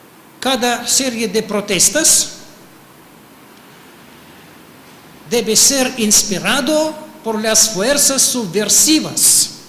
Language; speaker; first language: Spanish; non-native, fluent; Russian